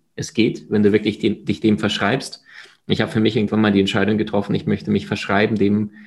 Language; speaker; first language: German; early bilingual, other home language; Russian